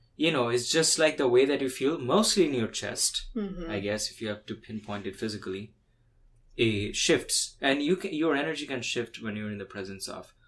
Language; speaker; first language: English; non-native, local second language; Bangla